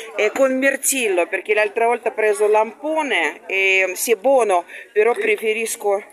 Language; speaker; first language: Italian; non-native, fluent; Russian